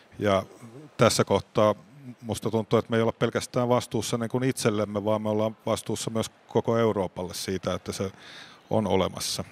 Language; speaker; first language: Finnish; native; Finnish